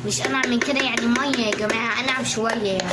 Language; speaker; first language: Arabic; native; Arabic